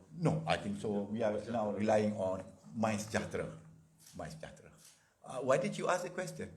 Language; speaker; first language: English; non-native, local second language; Malay